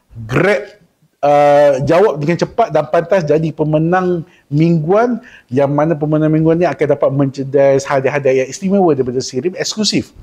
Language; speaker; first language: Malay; native; Malay